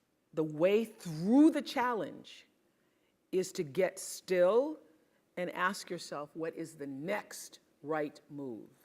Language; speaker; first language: English; native; English